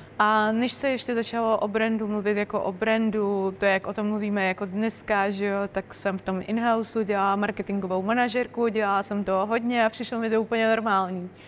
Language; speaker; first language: Czech; non-native, fluent; Russian